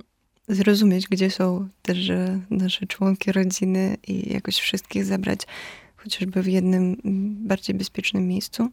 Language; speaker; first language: Polish; non-native, fluent; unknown